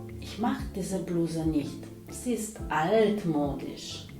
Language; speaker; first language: German; non-native, fluent; Ukrainian